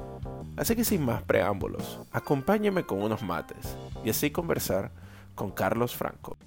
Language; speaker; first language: Spanish; native; Spanish